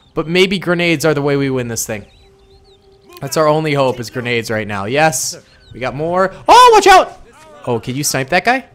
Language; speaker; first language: English; native; English